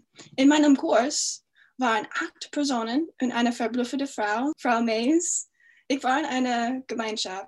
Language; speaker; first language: German; non-native, fluent; English